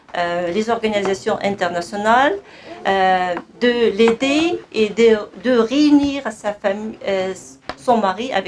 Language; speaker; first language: French; non-native, fluent; Kazakh